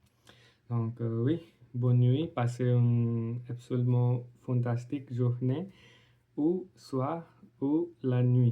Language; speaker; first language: French; non-native, learner; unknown